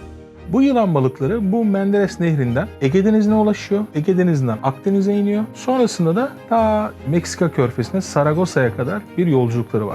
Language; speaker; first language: Turkish; native; Turkish